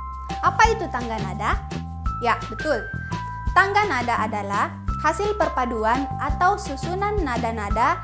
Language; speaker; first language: Malay; native; Malay